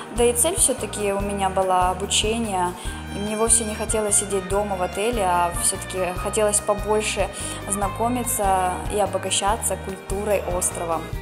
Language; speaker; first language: Russian; native; Russian